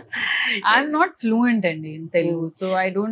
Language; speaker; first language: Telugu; non-native, learner; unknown